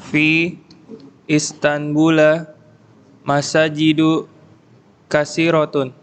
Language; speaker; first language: Arabic; non-native, learner; Indonesian